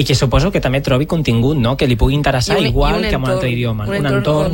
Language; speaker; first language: Catalan; native; Catalan